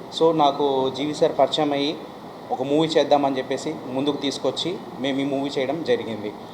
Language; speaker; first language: Telugu; native; Telugu